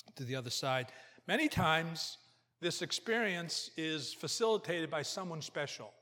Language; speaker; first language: English; early bilingual, other home language; Portuguese